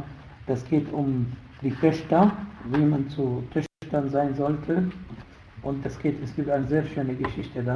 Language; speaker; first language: German; non-native, fluent; Arabic